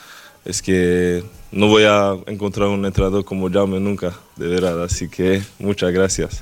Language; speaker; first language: Spanish; non-native, fluent; Swedish